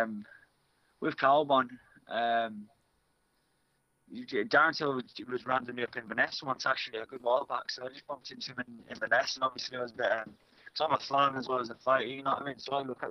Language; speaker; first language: English; native; English